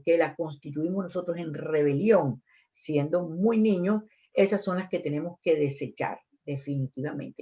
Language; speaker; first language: Spanish; native; Spanish